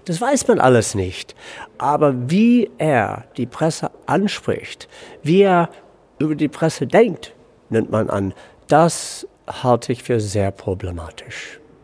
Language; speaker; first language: German; non-native, fluent; English